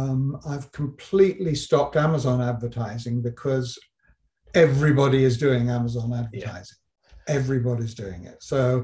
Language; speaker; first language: English; native; English